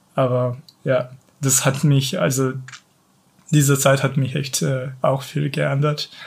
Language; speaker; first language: German; non-native, fluent; Kyrgyz